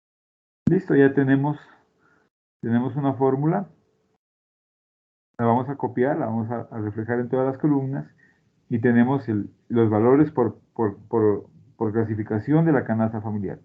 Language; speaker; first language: Spanish; native; Spanish